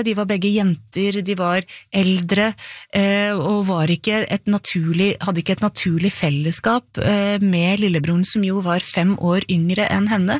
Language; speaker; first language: Norwegian; native; Norwegian